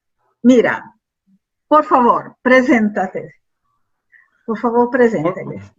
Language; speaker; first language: Spanish; non-native, fluent; Portuguese